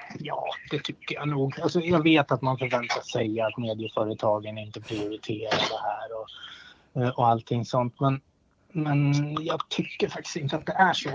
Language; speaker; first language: Swedish; native; Swedish